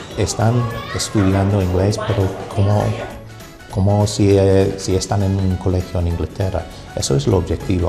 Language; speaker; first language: Spanish; non-native, fluent; English